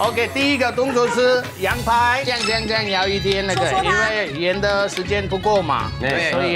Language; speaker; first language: Chinese; non-native, learner; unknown